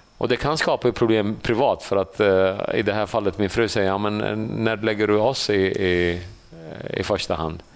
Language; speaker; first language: Swedish; early bilingual, other home language; Assyrian Neo-Aramaic